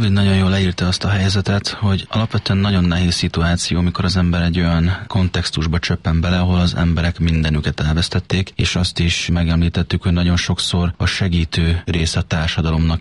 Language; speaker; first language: Hungarian; native; Hungarian